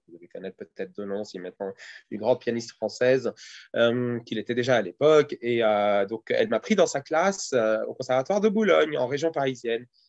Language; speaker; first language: French; early bilingual, other home language; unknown